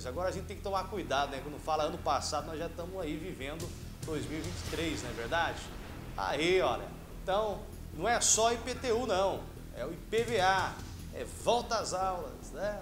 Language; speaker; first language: Portuguese; native; Portuguese